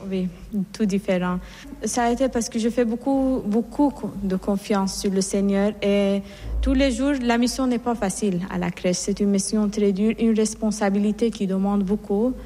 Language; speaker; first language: French; non-native, fluent; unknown